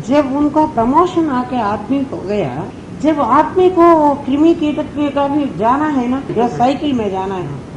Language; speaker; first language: Hindi; non-native, local second language; Telugu